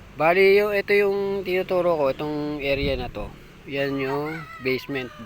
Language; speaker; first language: Filipino; native; Filipino